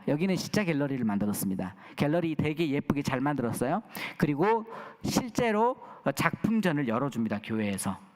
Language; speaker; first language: Korean; native; Korean